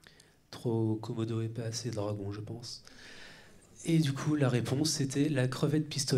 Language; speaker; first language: French; native; French